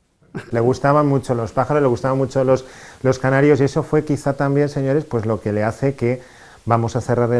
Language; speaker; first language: Spanish; native; Spanish